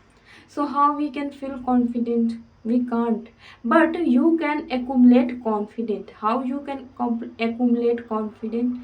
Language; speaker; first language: English; non-native, fluent; Hindi